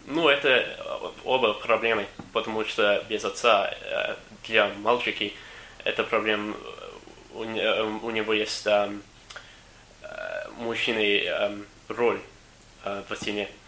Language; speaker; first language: Russian; non-native, learner; English